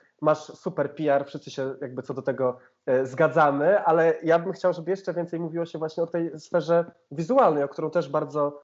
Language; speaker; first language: Polish; native; Polish